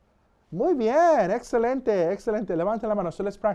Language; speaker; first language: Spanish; non-native, fluent; English